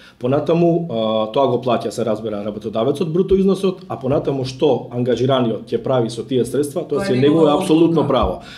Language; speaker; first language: Macedonian; native; Macedonian